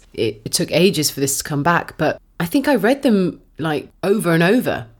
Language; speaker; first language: English; native; English